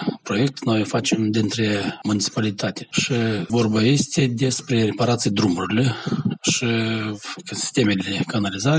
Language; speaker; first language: Romanian; non-native, local second language; Gagauz